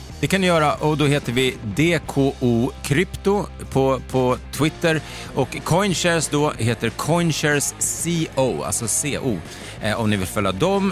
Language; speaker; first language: Swedish; native; Swedish